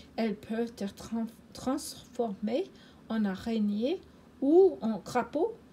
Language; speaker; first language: French; non-native, learner; English